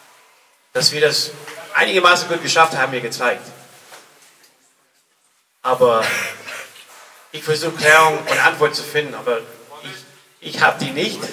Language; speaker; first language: German; non-native, learner; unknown